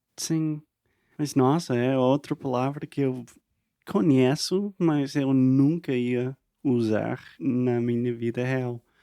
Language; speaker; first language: Portuguese; non-native, fluent; English